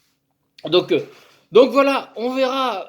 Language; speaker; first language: French; native; French